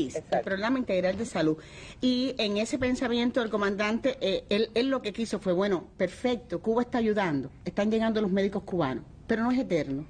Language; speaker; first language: Spanish; native; Spanish